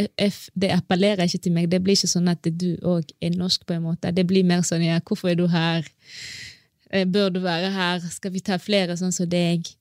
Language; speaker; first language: Norwegian; non-native, fluent; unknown